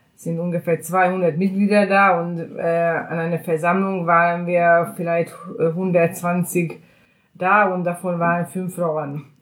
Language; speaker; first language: German; non-native, fluent; Hungarian